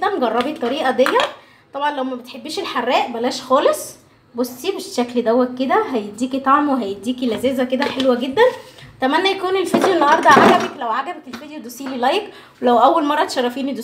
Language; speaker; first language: Arabic; native; Arabic